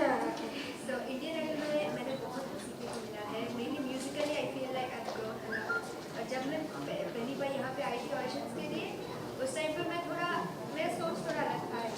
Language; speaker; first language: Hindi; non-native, local second language; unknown